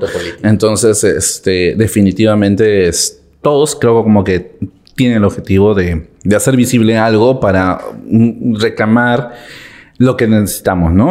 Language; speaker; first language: Spanish; native; Spanish